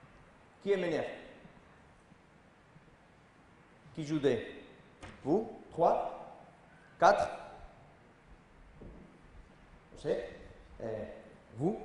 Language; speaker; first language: French; non-native, learner; Spanish